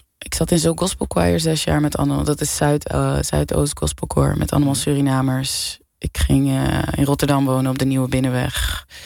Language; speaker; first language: Dutch; native; Dutch